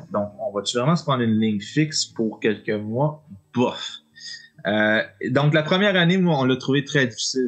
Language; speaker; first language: French; native; French